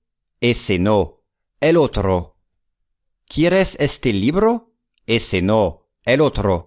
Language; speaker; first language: Spanish; non-native, fluent; English